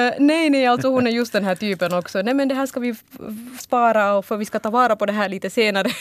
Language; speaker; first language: Swedish; early bilingual, other home language; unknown